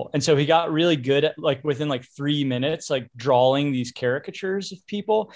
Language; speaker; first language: English; native; English